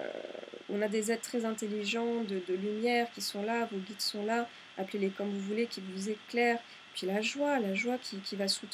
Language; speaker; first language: French; native; French